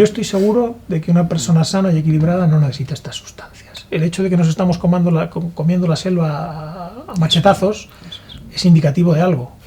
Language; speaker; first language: Spanish; native; Spanish